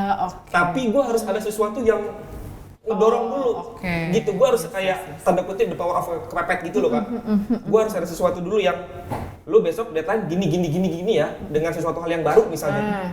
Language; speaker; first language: Indonesian; native; Indonesian